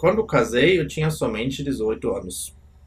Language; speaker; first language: Portuguese; non-native, fluent; German